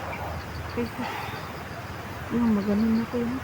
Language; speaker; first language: Filipino; non-native, local second language; Cebuano